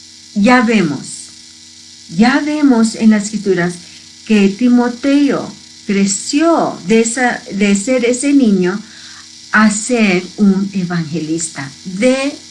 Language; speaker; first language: Spanish; early bilingual, heritage; Spanish